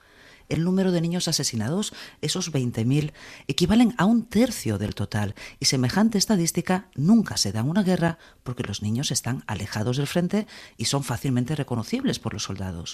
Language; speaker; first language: Spanish; native; Spanish